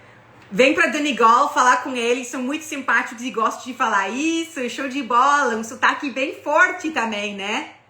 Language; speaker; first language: Portuguese; non-native, fluent; English